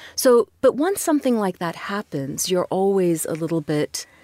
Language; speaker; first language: English; non-native, fluent; Arabic